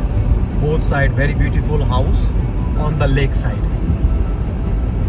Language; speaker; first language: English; non-native, local second language; Hindi